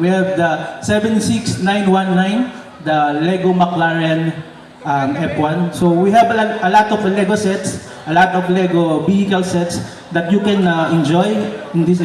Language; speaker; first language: English; non-native, local second language; Filipino